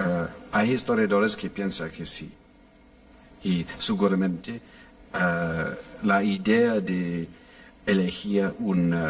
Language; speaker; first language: Spanish; non-native, fluent; English